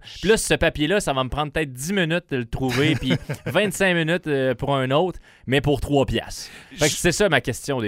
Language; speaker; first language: French; native; French